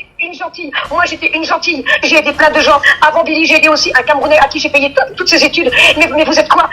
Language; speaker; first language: French; native; French